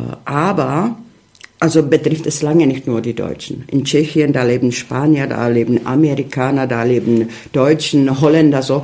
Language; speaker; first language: German; early bilingual, heritage; Czech